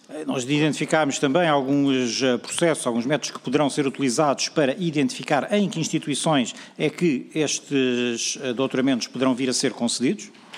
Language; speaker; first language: Portuguese; native; Portuguese